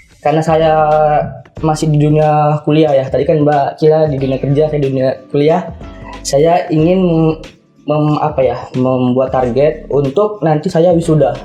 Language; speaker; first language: Indonesian; native; Indonesian